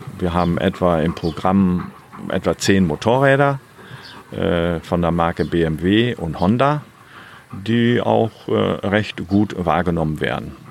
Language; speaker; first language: German; native; German